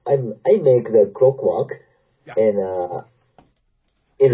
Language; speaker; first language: English; non-native, learner; Japanese